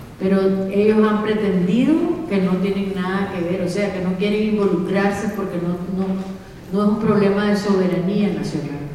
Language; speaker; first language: Spanish; native; Spanish